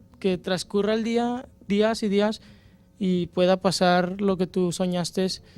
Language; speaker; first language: Spanish; native; Spanish